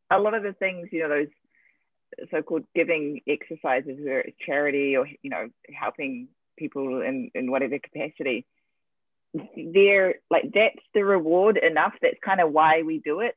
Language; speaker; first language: English; native; English